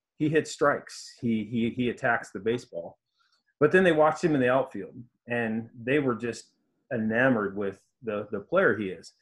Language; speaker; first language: English; native; English